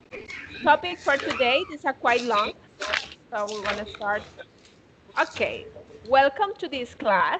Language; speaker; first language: English; non-native, fluent; Spanish